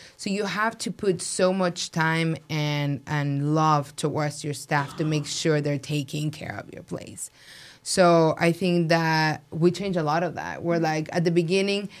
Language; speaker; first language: English; non-native, fluent; Spanish